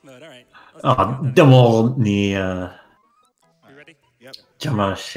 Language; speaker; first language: Japanese; non-native, learner; English